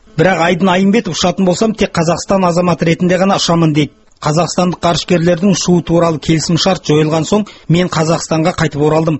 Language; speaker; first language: Kazakh; native; Kazakh